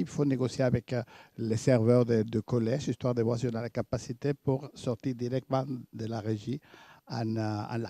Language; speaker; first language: French; native; French